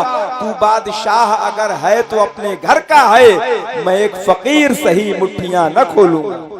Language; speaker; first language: Hindi; native; Hindi